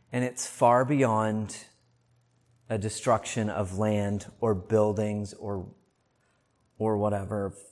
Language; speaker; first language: English; native; English